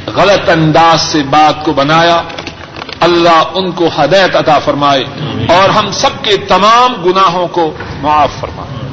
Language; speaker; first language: Urdu; non-native, local second language; Punjabi